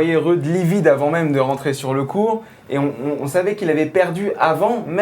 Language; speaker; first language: French; native; French